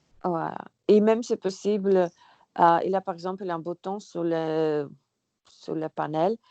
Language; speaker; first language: French; non-native, learner; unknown